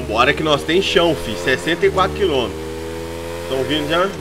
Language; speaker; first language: Portuguese; native; Portuguese